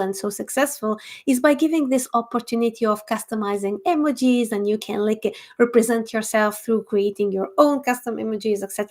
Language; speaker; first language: English; non-native, fluent; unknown